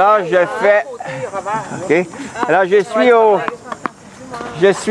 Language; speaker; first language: French; native; French